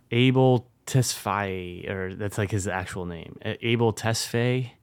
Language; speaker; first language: English; early bilingual, other home language; French